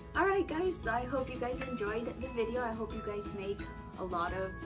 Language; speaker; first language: English; early bilingual, other home language; Spanish